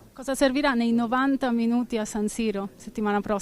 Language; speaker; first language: Italian; native; Italian